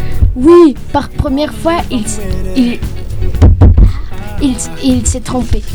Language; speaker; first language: French; non-native, fluent; Spanish